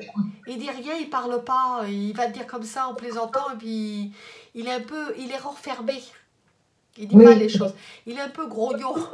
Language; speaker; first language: French; native; French